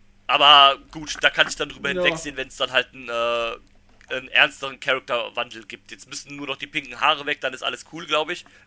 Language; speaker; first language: German; native; German